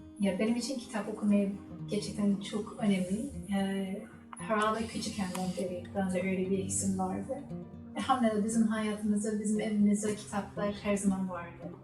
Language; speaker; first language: Turkish; non-native, learner; English